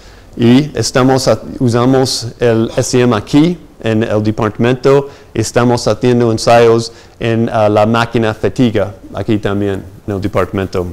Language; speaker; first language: Spanish; non-native, fluent; English